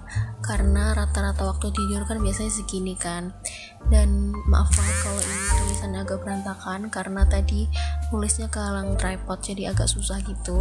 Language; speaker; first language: Indonesian; native; Indonesian